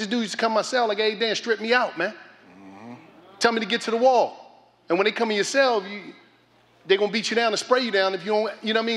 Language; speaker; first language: English; native; English